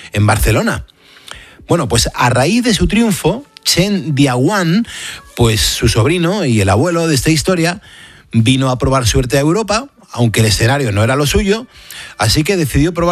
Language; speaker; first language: Spanish; native; Spanish